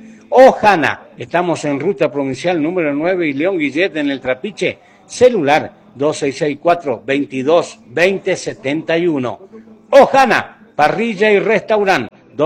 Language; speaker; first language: Spanish; native; Spanish